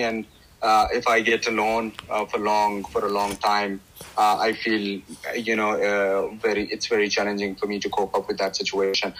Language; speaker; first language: English; non-native, local second language; Pashto